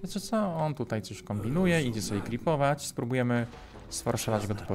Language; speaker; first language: Polish; native; Polish